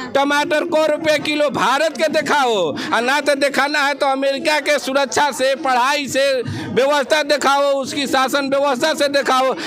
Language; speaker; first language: Hindi; native; Hindi